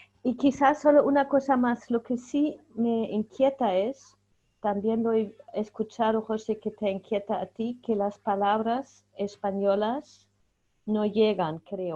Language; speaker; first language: Spanish; non-native, fluent; German